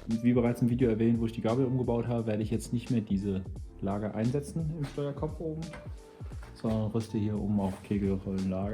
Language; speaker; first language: German; native; German